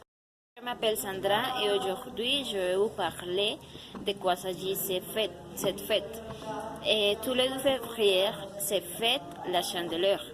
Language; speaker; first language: French; non-native, learner; Spanish